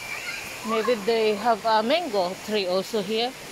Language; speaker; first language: English; non-native, learner; Filipino